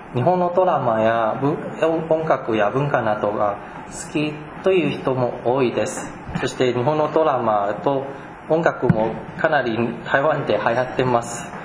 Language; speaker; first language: Japanese; non-native, fluent; Chinese